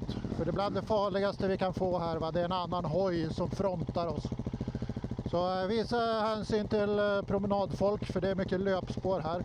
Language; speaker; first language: Swedish; native; Swedish